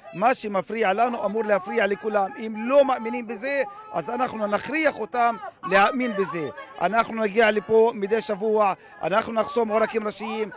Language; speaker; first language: Hebrew; non-native, local second language; Arabic